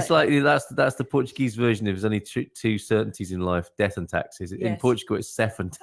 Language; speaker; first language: English; native; English